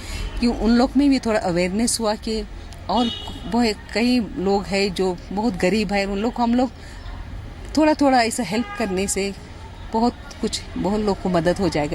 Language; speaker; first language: Hindi; non-native, local second language; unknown